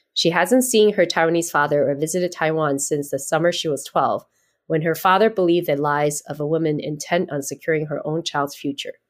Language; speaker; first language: English; native; English